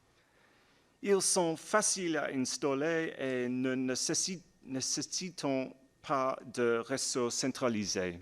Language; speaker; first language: French; non-native, learner; English